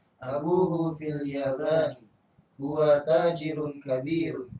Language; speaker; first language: Arabic; non-native, learner; Indonesian